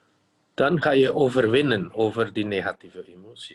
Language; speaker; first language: Dutch; non-native, fluent; Indonesian